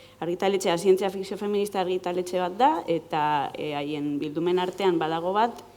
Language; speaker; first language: Basque; non-native, local second language; Spanish